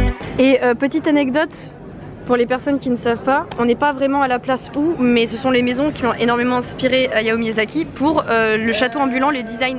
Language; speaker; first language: French; native; French